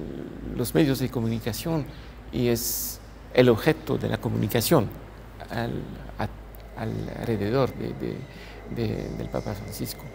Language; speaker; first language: Spanish; non-native, fluent; French